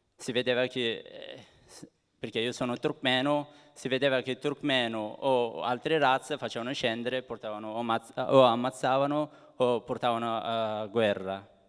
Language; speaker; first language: Italian; non-native, fluent; Persian